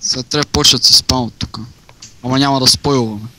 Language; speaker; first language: Bulgarian; native; Bulgarian